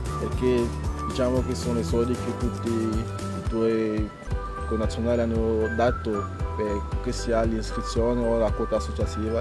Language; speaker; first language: Italian; non-native, fluent; French